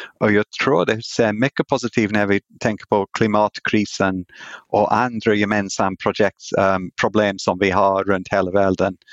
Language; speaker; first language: Swedish; non-native, fluent; English